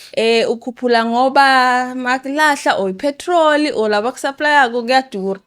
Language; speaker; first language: Zulu; non-native, local second language; Tsonga